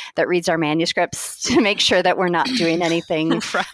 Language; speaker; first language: English; native; English